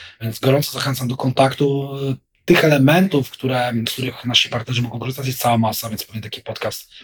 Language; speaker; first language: Polish; native; Polish